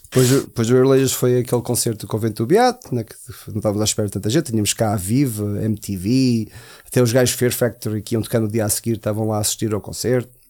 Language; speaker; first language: Portuguese; early bilingual, heritage; Portuguese